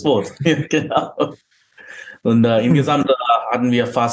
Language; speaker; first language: German; non-native, fluent; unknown